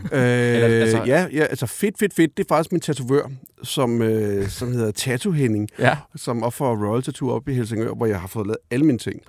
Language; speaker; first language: Danish; native; Danish